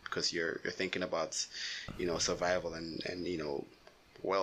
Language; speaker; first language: English; non-native, local second language; Akan